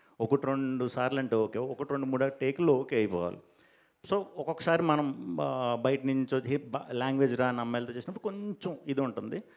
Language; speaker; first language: Telugu; native; Telugu